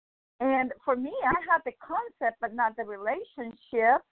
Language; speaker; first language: English; native; English